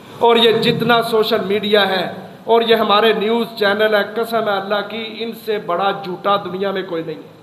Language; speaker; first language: Urdu; non-native, local second language; Punjabi